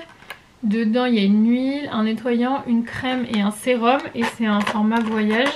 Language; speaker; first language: French; native; French